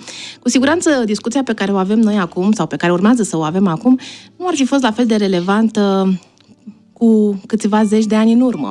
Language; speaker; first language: Romanian; native; Romanian